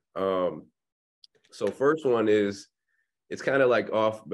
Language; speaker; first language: English; native; English